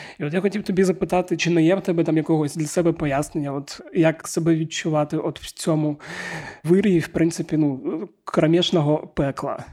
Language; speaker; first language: Ukrainian; native; Ukrainian